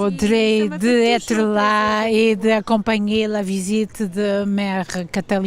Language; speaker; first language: French; non-native, fluent; Portuguese